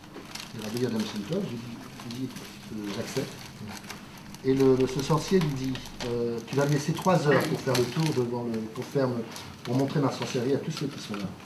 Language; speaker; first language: French; native; French